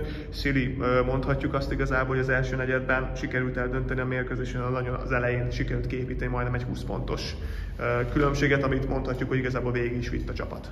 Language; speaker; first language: Hungarian; native; Hungarian